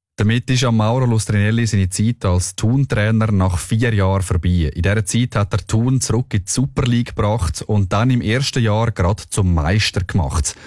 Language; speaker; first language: German; native; German